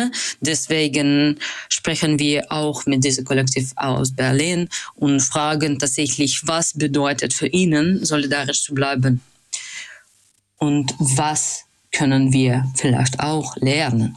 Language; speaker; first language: German; non-native, fluent; Russian